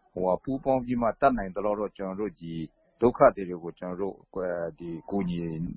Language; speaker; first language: Burmese; non-native, local second language; Kachin